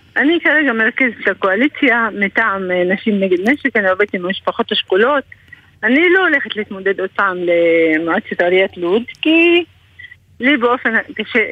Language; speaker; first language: Hebrew; non-native, local second language; Arabic